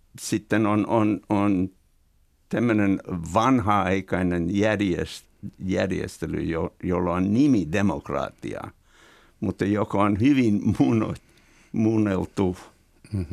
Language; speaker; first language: Finnish; non-native, fluent; English